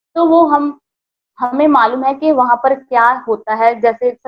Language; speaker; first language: Hindi; native; Hindi